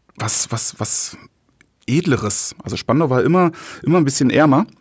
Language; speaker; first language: German; native; German